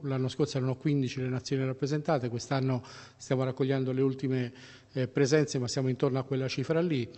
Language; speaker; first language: Italian; native; Italian